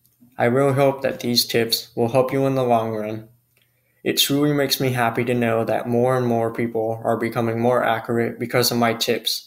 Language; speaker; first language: English; native; English